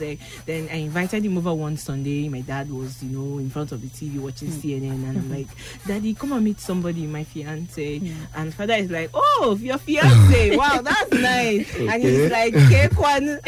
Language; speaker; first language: English; non-native, local second language; Igbo